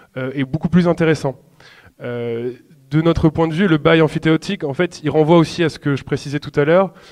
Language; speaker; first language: French; native; French